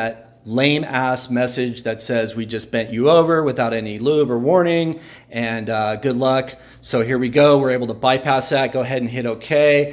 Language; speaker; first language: English; native; English